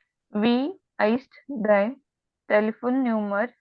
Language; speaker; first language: German; non-native, learner; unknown